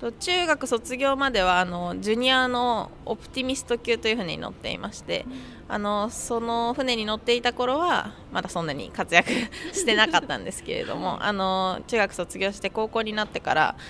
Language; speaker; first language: Japanese; native; Japanese